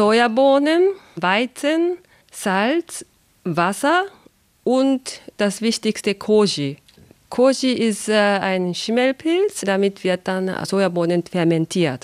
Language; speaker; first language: German; non-native, fluent; Japanese